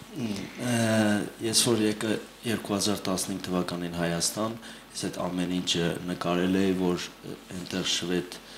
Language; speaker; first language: Armenian; early bilingual, heritage; Armenian